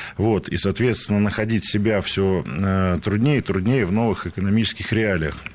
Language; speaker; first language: Russian; native; Russian